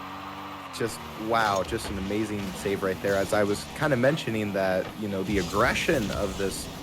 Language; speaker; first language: English; native; English